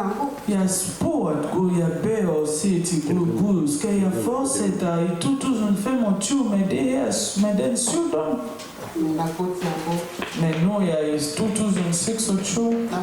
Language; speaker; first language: Danish; non-native, learner; French